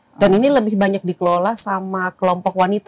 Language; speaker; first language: Indonesian; native; Indonesian